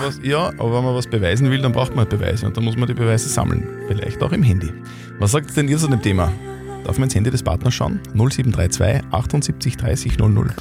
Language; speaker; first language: German; native; German